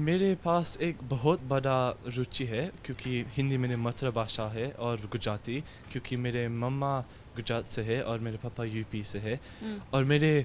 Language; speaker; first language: Hindi; early bilingual, heritage; Hindi